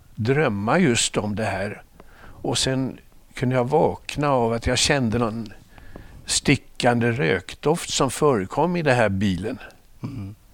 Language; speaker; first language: Swedish; native; Swedish